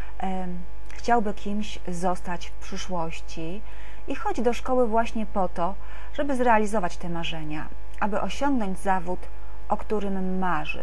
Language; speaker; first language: Polish; native; Polish